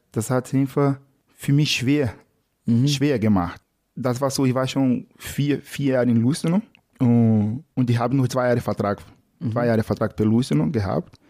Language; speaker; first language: German; non-native, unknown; Portuguese